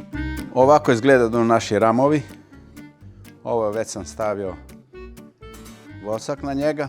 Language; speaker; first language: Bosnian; early bilingual, heritage; Serbian